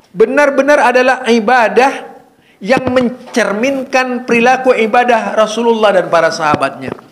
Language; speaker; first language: Indonesian; non-native, local second language; Madurese